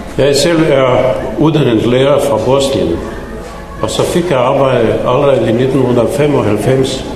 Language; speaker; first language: Danish; non-native, fluent; Bosnian